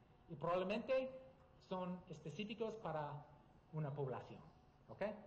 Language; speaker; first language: Spanish; non-native, learner; English